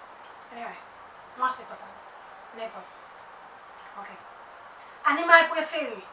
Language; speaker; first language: French; non-native, local second language; Haitian Creole